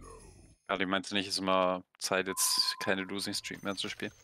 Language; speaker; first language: German; native; German